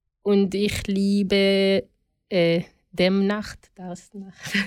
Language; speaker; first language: German; non-native, learner; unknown